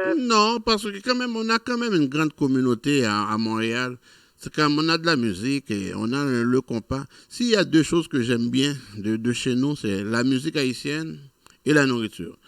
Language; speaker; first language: French; non-native, local second language; Haitian Creole